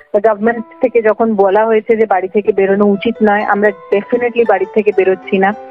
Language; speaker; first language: Bangla; native; Bangla